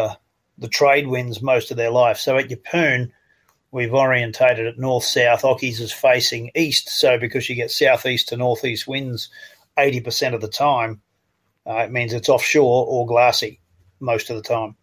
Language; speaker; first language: English; native; English